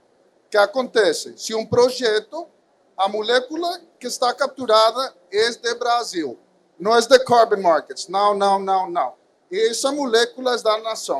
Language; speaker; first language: Portuguese; non-native, fluent; Spanish